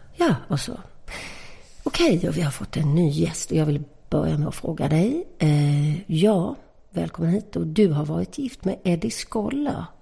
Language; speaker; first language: Swedish; native; Swedish